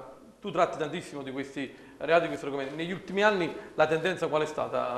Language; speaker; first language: Italian; native; Italian